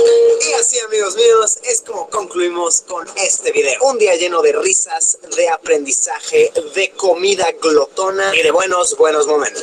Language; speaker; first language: Spanish; native; Spanish